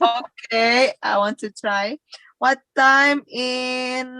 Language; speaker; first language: English; non-native, learner; Indonesian